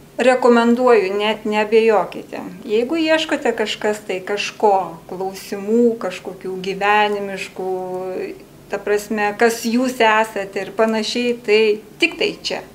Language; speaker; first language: Lithuanian; native; Lithuanian